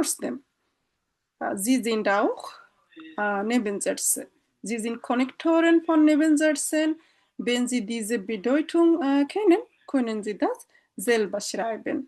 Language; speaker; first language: German; non-native, fluent; Bangla